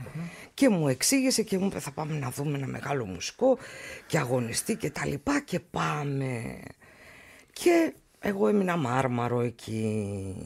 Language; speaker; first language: Greek; native; Greek